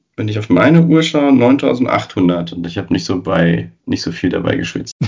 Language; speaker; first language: German; native; German